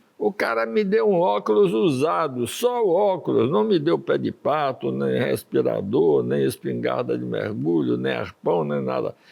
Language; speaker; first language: Portuguese; early bilingual, other home language; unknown